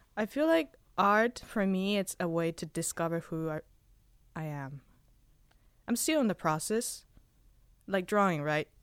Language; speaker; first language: English; non-native, fluent; Spanish